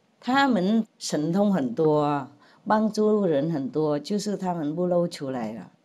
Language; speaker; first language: Chinese; non-native, fluent; Vietnamese